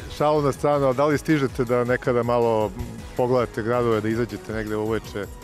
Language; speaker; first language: Serbian; native; Serbian